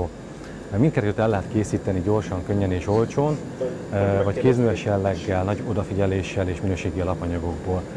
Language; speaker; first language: Hungarian; native; Hungarian